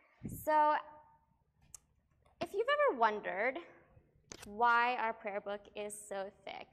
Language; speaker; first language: English; native; English